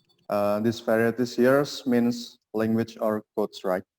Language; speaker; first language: English; non-native, learner; Indonesian